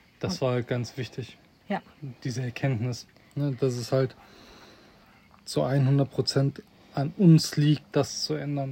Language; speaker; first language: German; native; German